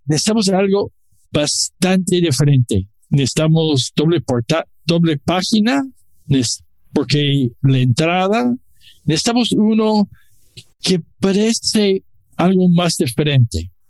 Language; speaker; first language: Spanish; non-native, learner; English